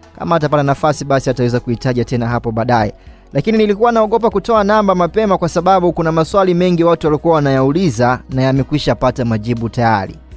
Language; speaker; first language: Swahili; native; Swahili